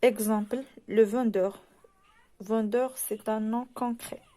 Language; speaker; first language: French; non-native, local second language; Arabic